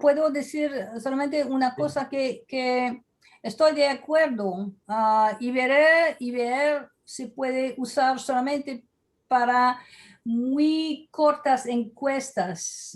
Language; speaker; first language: Spanish; non-native, fluent; French